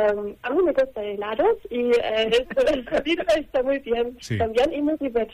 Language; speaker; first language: Spanish; non-native, learner; German